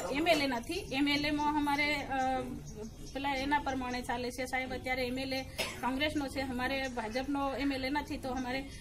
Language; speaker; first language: Gujarati; native; Gujarati